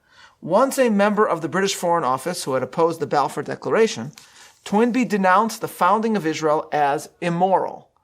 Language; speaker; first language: English; native; English